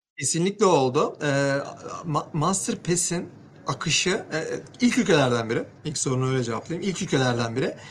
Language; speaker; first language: Turkish; native; Turkish